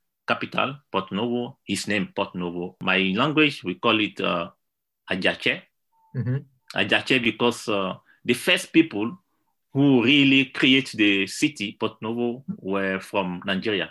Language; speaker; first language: English; non-native, learner; Yoruba